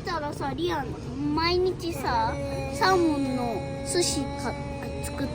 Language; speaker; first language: Japanese; early bilingual, other home language; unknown